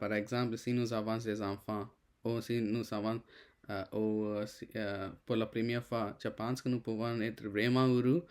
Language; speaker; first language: French; non-native, learner; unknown